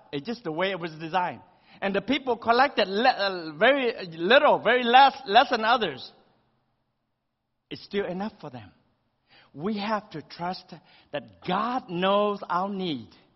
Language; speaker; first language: English; early bilingual, other home language; Vietnamese